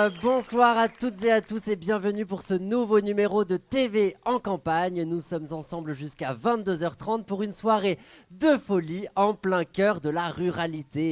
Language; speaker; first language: French; native; French